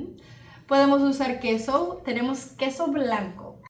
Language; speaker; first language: Spanish; early bilingual, heritage; Spanish